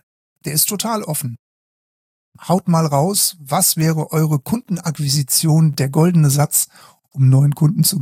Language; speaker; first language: German; native; German